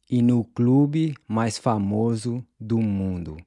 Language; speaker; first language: Portuguese; non-native, fluent; English